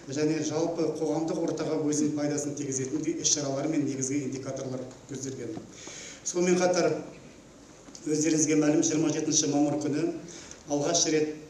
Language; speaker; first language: Kazakh; native; Kazakh